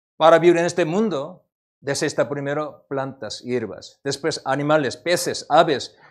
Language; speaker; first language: Spanish; non-native, learner; Korean